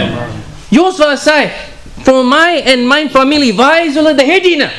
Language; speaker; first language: Dutch; non-native, learner; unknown